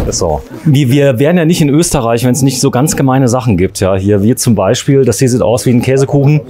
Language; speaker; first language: German; native; German